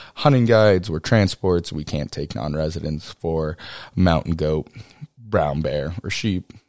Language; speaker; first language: English; native; English